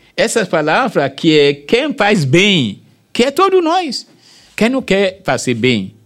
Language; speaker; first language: Portuguese; non-native, fluent; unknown